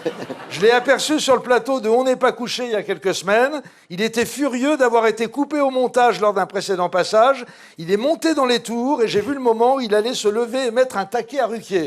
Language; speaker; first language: French; native; French